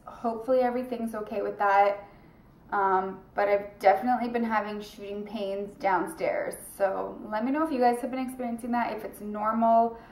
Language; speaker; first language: English; native; English